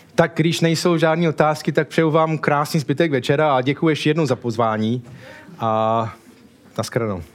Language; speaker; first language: Czech; non-native, fluent; English